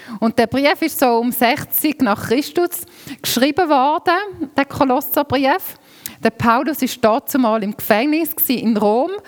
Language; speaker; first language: German; native; German